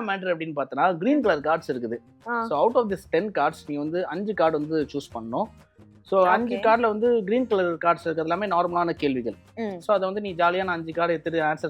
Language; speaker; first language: Tamil; native; Tamil